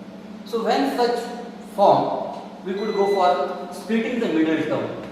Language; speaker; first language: English; non-native, local second language; Marathi